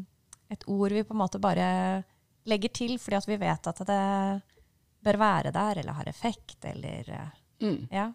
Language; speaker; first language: Norwegian; native; Norwegian